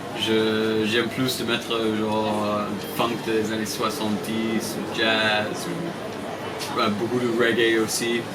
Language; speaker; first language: French; non-native, fluent; English